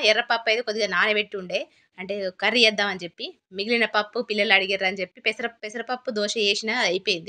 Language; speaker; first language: Telugu; native; Telugu